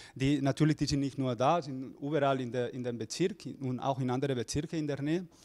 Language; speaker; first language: German; non-native, fluent; Spanish